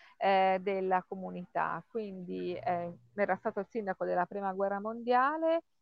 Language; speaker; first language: Italian; native; Italian